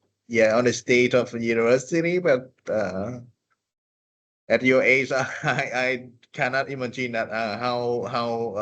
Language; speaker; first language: English; non-native, fluent; Vietnamese